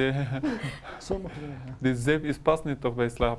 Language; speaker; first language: Dutch; non-native, learner; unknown